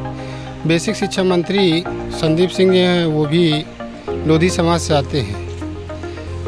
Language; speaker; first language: Hindi; native; Hindi